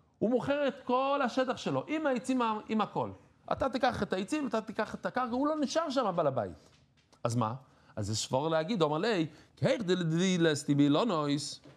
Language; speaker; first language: Hebrew; non-native, fluent; English